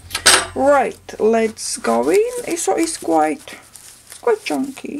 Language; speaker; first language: English; non-native, fluent; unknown